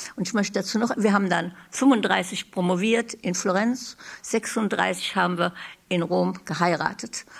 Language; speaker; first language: German; native; German